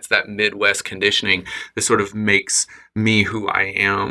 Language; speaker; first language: English; native; English